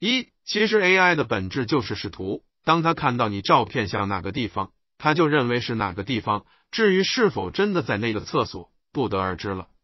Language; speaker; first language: Chinese; native; Chinese